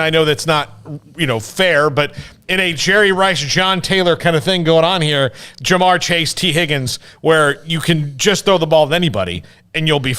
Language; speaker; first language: English; native; English